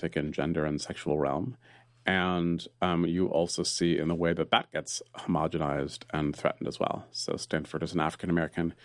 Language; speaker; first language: English; native; English